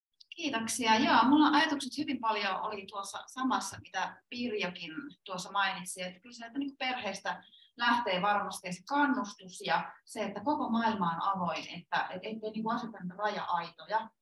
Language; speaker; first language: Finnish; native; Finnish